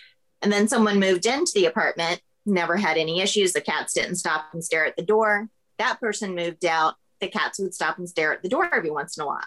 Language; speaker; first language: English; native; English